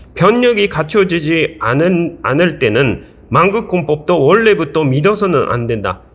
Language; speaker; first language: Korean; non-native, fluent; Japanese